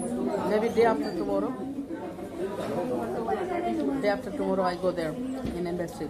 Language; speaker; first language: English; non-native, learner; Hindi